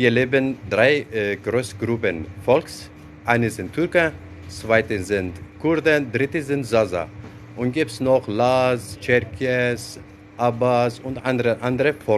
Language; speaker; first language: German; non-native, learner; Zaza